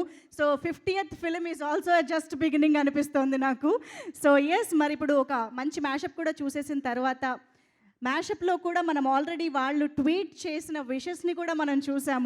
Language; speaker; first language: Telugu; native; Telugu